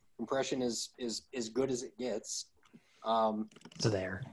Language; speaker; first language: English; native; English